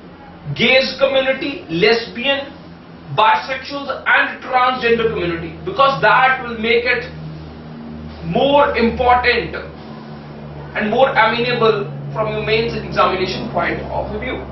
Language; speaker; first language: English; non-native, local second language; Hindi